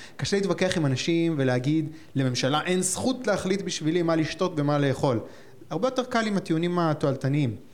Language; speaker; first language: Hebrew; native; Hebrew